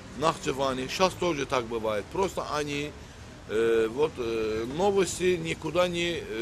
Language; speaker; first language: Russian; non-native, local second language; Azerbaijani